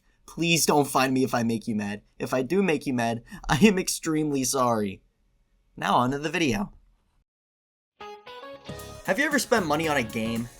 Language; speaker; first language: English; native; English